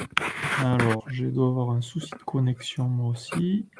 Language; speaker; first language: French; native; French